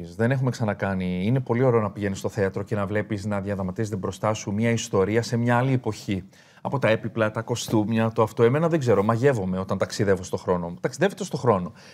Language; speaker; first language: Greek; native; Greek